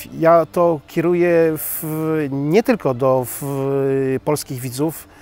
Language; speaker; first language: Polish; native; Polish